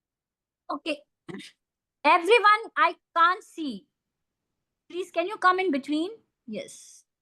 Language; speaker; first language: English; non-native, fluent; Hindi